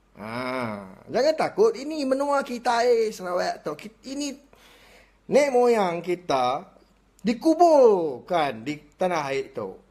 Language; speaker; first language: Malay; non-native, local second language; Iban